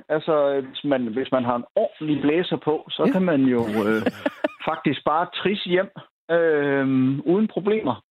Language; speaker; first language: Danish; native; Danish